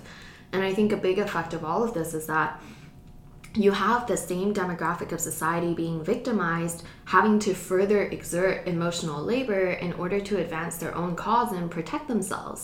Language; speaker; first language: English; non-native, local second language; Cantonese